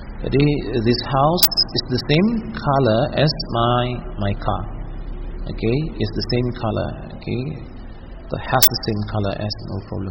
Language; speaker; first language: English; non-native, local second language; Indonesian